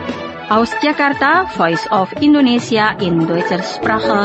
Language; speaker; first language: German; non-native, fluent; Indonesian